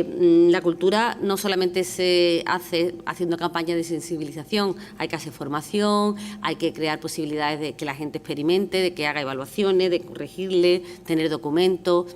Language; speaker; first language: Spanish; native; Spanish